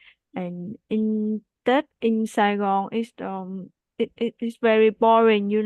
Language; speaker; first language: English; non-native, learner; Vietnamese